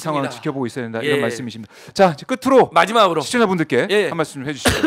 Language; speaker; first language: Korean; native; Korean